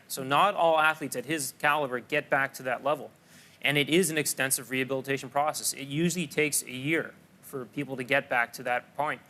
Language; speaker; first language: English; native; English